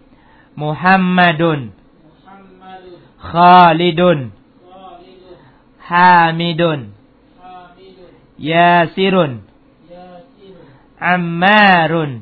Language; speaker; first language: Arabic; non-native, fluent; Indonesian